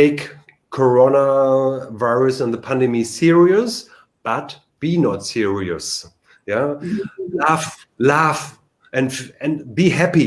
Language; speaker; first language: English; non-native, learner; German